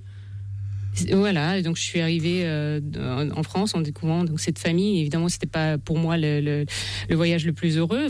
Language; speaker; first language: French; non-native, fluent; Russian